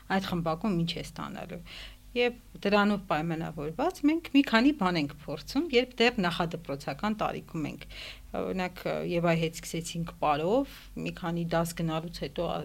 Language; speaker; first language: Armenian; native; Armenian